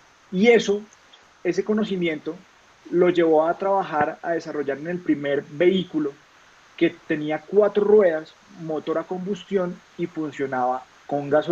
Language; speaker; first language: Spanish; native; Spanish